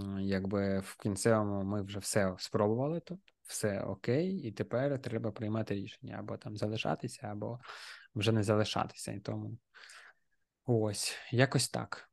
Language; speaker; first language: Ukrainian; non-native, local second language; Russian